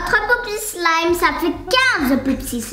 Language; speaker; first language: French; native; French